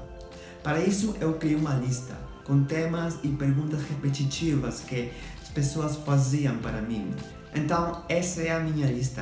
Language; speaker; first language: Portuguese; non-native, fluent; Spanish